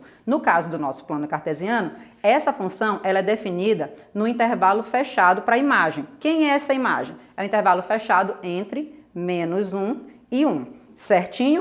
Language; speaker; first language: Portuguese; native; Portuguese